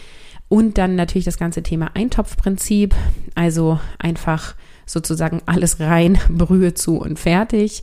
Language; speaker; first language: German; native; German